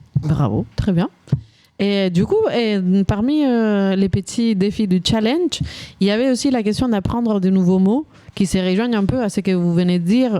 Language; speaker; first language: French; native; French